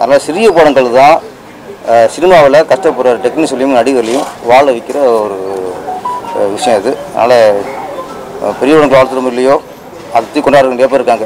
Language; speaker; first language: Tamil; native; Tamil